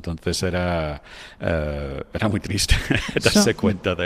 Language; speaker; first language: Spanish; non-native, fluent; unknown